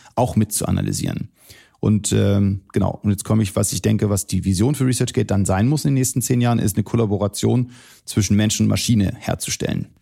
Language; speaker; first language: German; early bilingual, other home language; Arabic